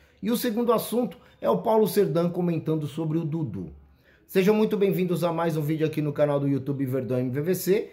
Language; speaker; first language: Portuguese; native; Portuguese